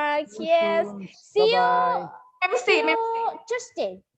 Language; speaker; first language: English; non-native, learner; Indonesian